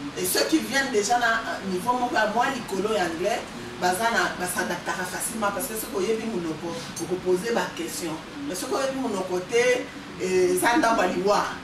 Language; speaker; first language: French; non-native, local second language; Lingala